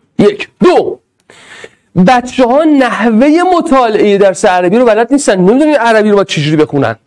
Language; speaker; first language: Persian; non-native, local second language; Arabic